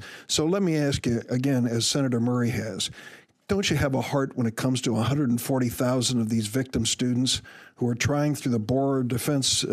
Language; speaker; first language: English; native; English